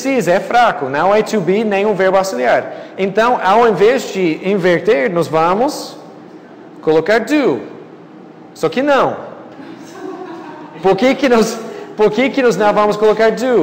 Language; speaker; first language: Portuguese; non-native, fluent; English